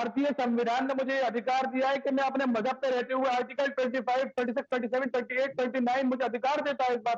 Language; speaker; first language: Hindi; native; Hindi